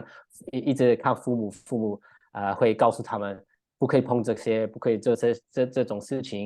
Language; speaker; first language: Chinese; early bilingual, heritage; English